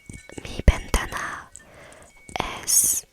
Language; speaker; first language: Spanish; non-native, learner; French